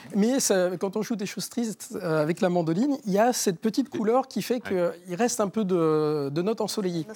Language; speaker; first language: French; native; French